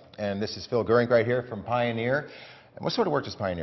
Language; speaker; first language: English; native; English